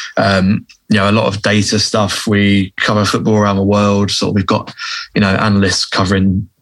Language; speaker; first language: English; native; English